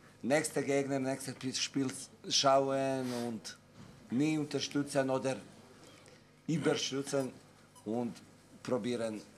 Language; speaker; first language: German; non-native, fluent; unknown